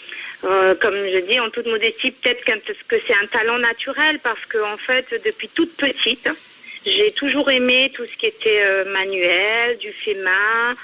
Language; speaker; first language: French; non-native, local second language; Malagasy